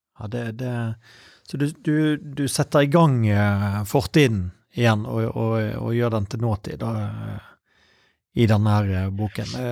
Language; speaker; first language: Norwegian; native; Norwegian